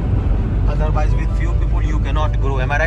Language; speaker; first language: English; non-native, local second language; Hindi